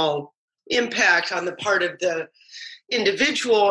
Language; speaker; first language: English; native; English